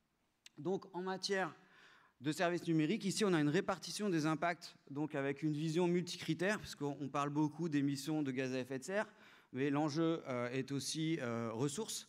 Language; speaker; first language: French; native; French